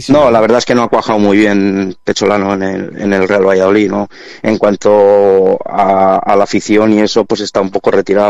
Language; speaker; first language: Spanish; native; Spanish